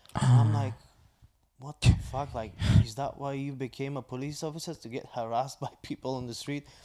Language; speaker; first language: English; non-native, fluent; Bulgarian